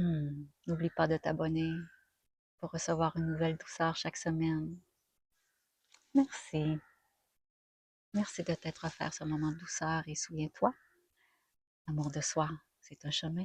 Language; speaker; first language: French; native; French